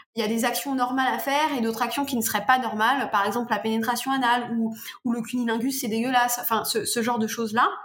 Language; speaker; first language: French; native; French